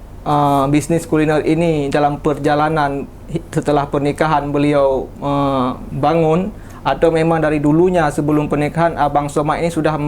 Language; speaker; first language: Indonesian; native; Indonesian